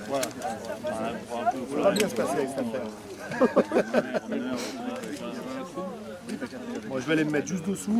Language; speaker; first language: French; native; French